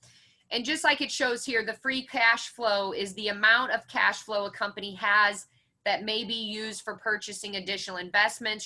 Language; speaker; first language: English; native; English